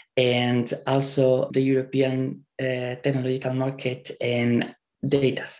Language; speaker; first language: English; non-native, fluent; Spanish